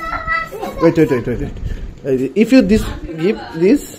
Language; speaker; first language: English; non-native, local second language; Bangla